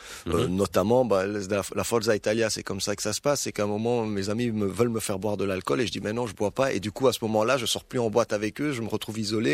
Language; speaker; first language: French; early bilingual, other home language; Arabic